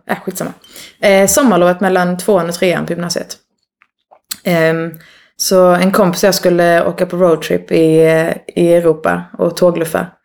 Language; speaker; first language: Swedish; native; Swedish